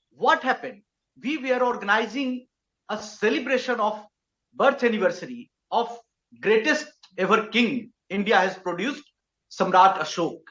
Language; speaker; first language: English; non-native, local second language; Hindi